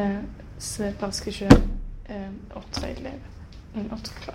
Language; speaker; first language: French; non-native, learner; Swedish